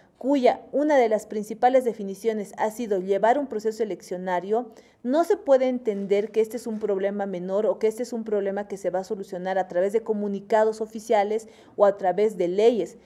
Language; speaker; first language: Spanish; native; Spanish